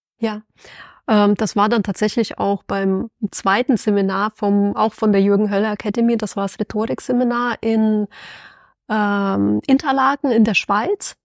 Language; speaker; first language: German; non-native, fluent; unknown